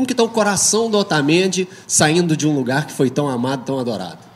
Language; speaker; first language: Spanish; non-native, learner; Portuguese